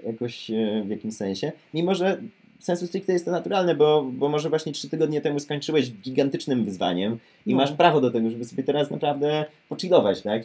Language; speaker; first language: Polish; native; Polish